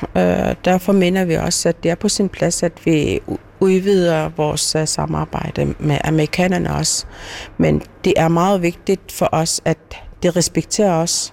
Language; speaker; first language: Danish; non-native, local second language; Kalaallisut